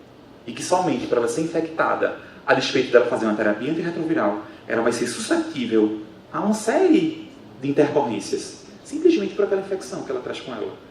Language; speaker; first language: Portuguese; native; Portuguese